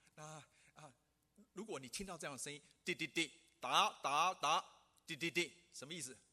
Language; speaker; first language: Chinese; non-native, local second language; Hakka Chinese